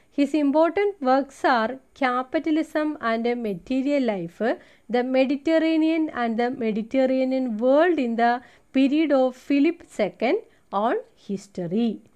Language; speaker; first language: English; non-native, local second language; Malayalam